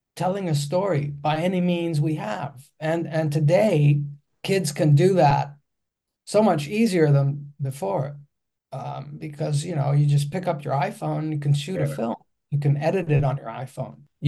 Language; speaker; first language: English; non-native, fluent; Greek